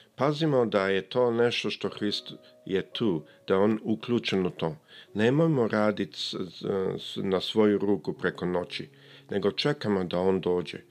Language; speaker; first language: Serbian; early bilingual, heritage; Serbian